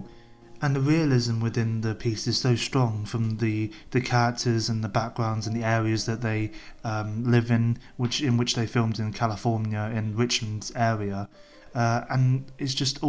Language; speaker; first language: English; native; English